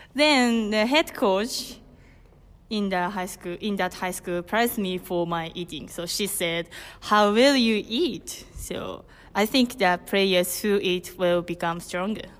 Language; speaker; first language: English; non-native, learner; Japanese